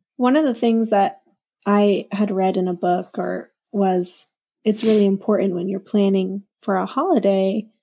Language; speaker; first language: English; native; English